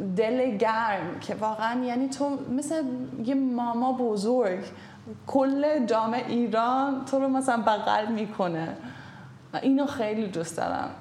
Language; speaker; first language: Persian; non-native, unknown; German